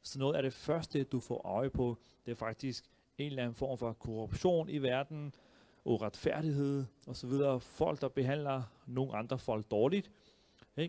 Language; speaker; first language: Danish; early bilingual, other home language; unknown